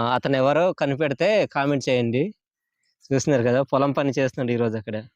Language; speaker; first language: Telugu; non-native, local second language; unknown